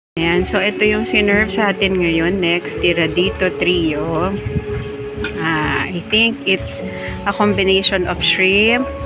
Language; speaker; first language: Filipino; non-native, local second language; Iloko